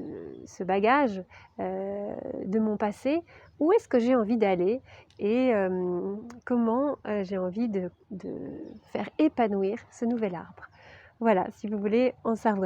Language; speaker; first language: French; native; French